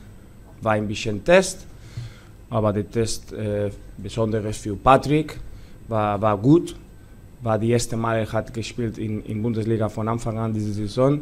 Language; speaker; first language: German; non-native, fluent; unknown